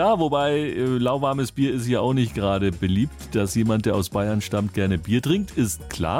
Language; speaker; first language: German; native; German